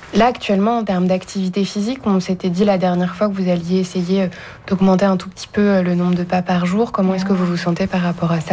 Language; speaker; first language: French; native; French